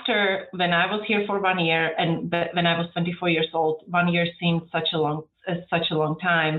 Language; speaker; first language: English; non-native, fluent; Czech